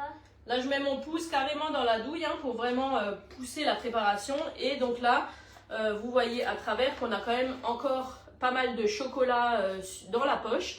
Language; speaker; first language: French; native; French